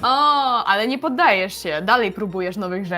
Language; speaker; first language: Polish; native; Polish